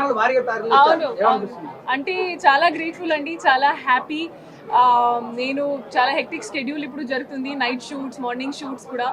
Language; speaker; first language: Telugu; non-native, fluent; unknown